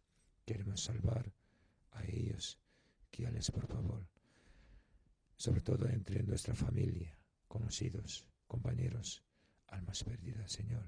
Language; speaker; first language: Spanish; non-native, learner; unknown